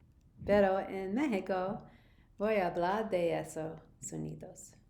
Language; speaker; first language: Spanish; non-native, learner; English